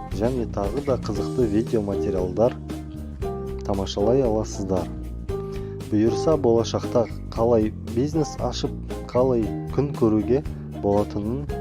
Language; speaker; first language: Kazakh; non-native, local second language; Russian